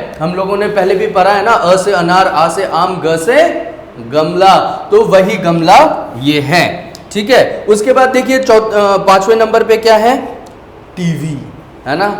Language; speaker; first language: Hindi; native; Hindi